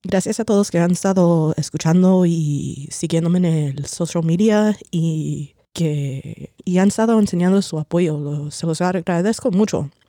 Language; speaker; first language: Spanish; early bilingual, other home language; English